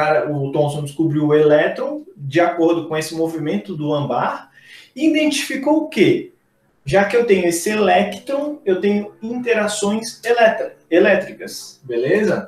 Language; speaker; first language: Portuguese; native; Portuguese